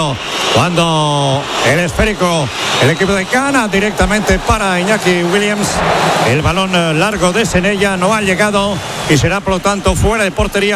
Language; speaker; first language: Spanish; native; Spanish